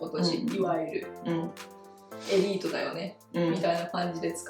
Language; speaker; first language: Japanese; native; Japanese